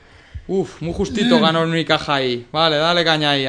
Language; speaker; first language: Spanish; native; Spanish